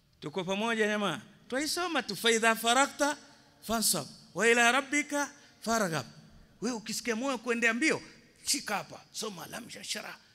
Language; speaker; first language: Swahili; native; Swahili